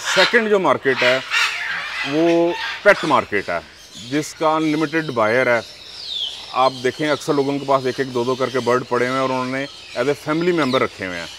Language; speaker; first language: Urdu; native; Urdu